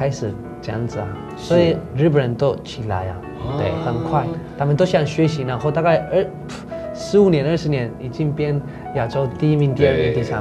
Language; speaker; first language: Chinese; non-native, fluent; Spanish